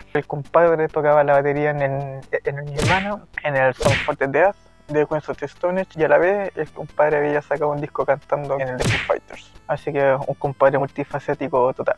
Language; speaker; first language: Spanish; native; Spanish